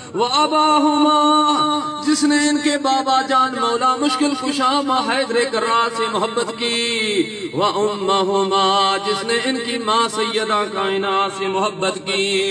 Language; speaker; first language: Urdu; non-native, local second language; Sindhi